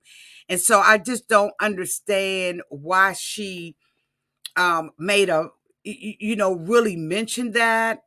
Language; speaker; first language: English; native; English